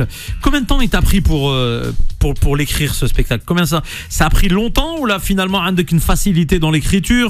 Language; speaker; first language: French; native; French